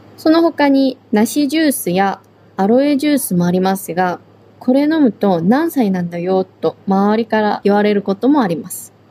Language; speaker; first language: Japanese; non-native, fluent; Korean